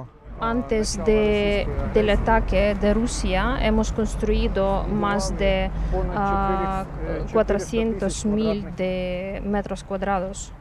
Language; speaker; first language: Spanish; non-native, learner; Ukrainian